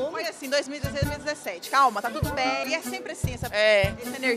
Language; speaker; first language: Portuguese; native; Portuguese